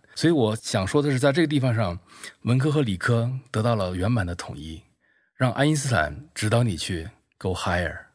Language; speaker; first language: Chinese; native; Chinese